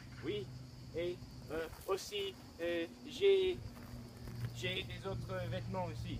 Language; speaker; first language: French; non-native, learner; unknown